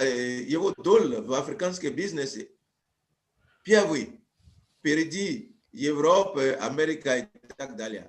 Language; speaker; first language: Russian; non-native, fluent; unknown